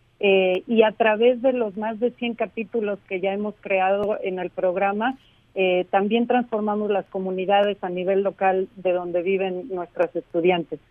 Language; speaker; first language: Spanish; native; Spanish